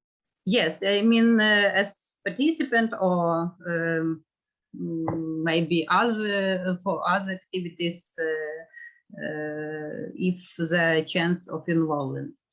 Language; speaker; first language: English; non-native, fluent; Ukrainian